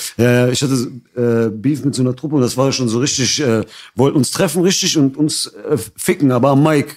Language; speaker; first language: German; early bilingual, other home language; Persian